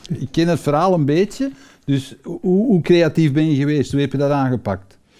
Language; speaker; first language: Dutch; native; Dutch